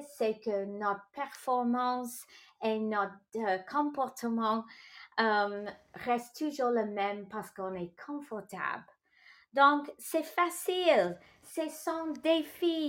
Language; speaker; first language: French; non-native, local second language; English